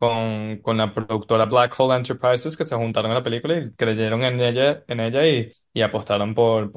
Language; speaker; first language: Spanish; native; Spanish